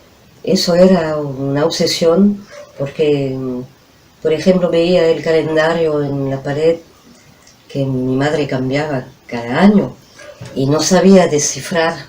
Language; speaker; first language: Spanish; non-native, fluent; French